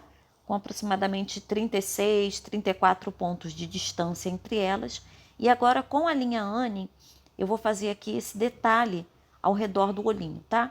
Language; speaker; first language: Portuguese; native; Portuguese